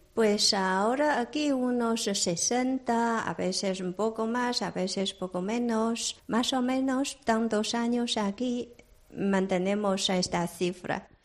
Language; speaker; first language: Spanish; non-native, fluent; Chinese